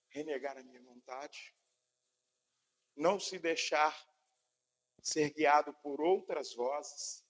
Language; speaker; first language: Portuguese; native; Portuguese